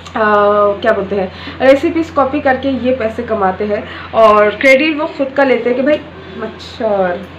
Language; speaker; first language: Hindi; non-native, local second language; Bangla